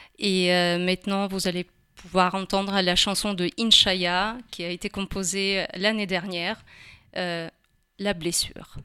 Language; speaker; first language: French; non-native, fluent; Ukrainian